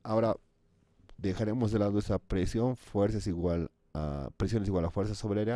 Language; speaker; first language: Spanish; native; Spanish